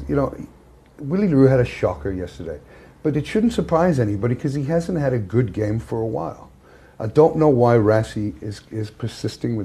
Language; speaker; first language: English; native; English